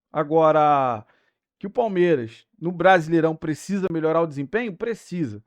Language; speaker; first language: Portuguese; native; Portuguese